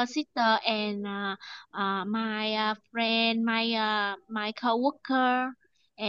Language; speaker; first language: English; non-native, learner; Vietnamese